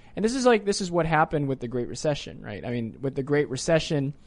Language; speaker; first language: English; native; English